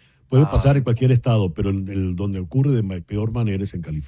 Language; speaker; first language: Spanish; native; Spanish